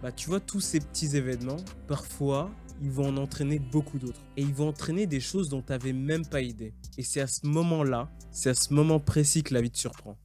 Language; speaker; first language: French; native; French